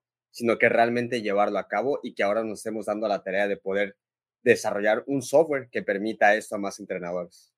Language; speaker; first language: Spanish; native; Spanish